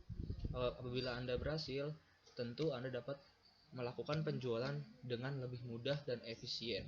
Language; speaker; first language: Indonesian; native; Indonesian